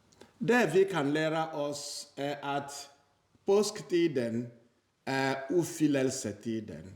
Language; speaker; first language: Swedish; non-native, fluent; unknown